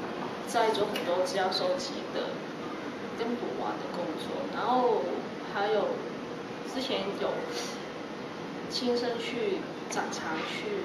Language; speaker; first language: Chinese; non-native, local second language; Cantonese